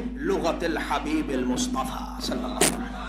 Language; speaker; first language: Arabic; non-native, fluent; Urdu